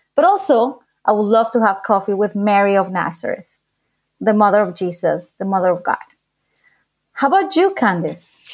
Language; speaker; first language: English; non-native, fluent; Spanish